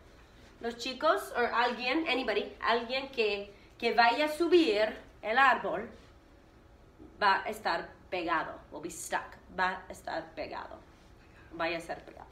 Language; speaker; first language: Spanish; non-native, fluent; English